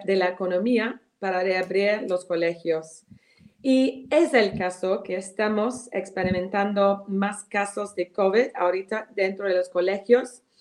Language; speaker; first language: Spanish; non-native, fluent; English